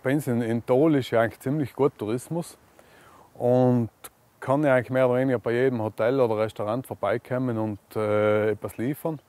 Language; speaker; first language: German; native; German